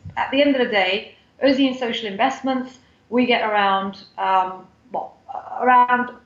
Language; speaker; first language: English; native; English